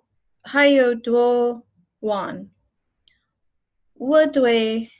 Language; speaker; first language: Chinese; non-native, learner; English